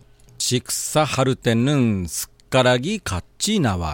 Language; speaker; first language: Korean; non-native, learner; Japanese